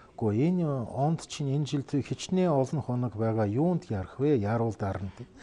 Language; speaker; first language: Mongolian; non-native, fluent; Russian